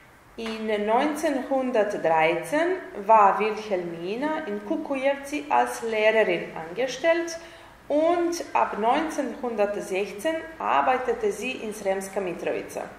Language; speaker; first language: German; non-native, fluent; Serbian